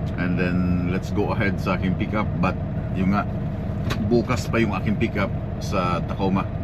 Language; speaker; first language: Filipino; non-native, local second language; Cebuano